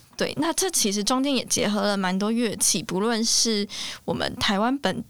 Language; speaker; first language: Chinese; native; Chinese